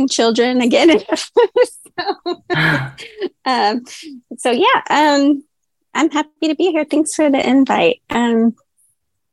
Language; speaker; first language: English; native; English